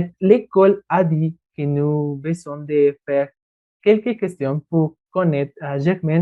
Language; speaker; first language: French; non-native, learner; Spanish